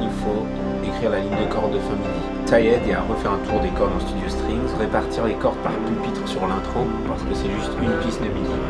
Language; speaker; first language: French; native; French